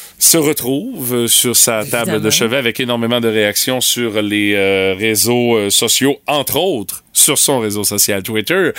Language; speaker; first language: French; native; French